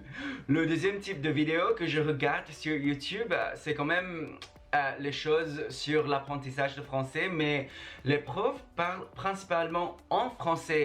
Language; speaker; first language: French; non-native, fluent; Chinese